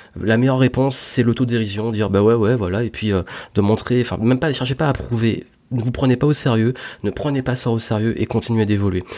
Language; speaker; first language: French; native; French